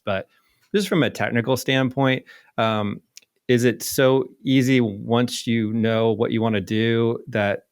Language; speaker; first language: English; native; English